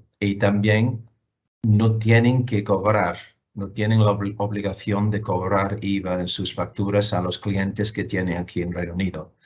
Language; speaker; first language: Spanish; non-native, fluent; English